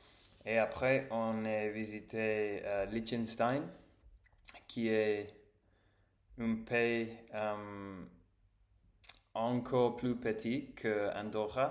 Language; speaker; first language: French; non-native, learner; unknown